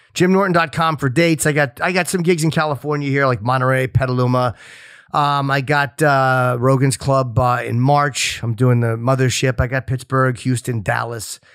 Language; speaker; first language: English; native; English